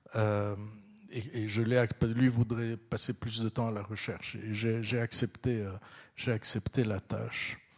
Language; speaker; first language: French; early bilingual, other home language; Turkish